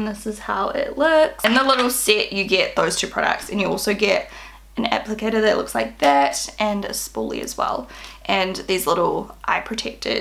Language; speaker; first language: English; native; English